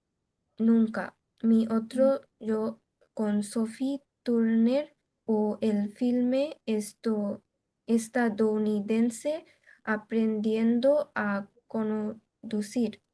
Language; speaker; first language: Spanish; non-native, learner; Bangla